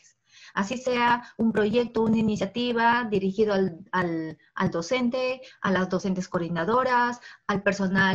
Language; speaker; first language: Spanish; native; Spanish